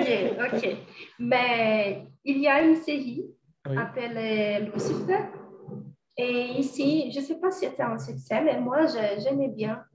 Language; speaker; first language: French; non-native, fluent; Portuguese